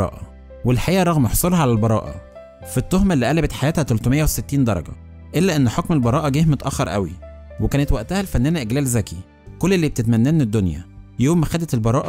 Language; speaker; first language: Arabic; native; Arabic